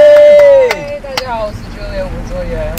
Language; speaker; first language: Chinese; early bilingual, heritage; English